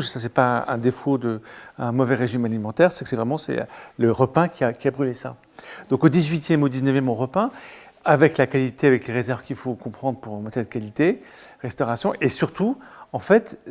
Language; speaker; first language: French; native; French